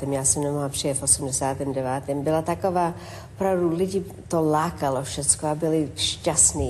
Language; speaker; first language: Czech; early bilingual, heritage; Czech